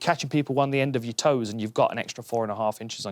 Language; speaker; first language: English; native; English